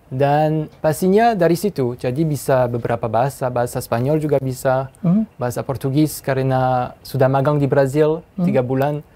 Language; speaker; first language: Indonesian; non-native, fluent; French